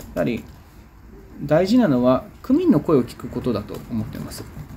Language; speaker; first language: Japanese; native; Japanese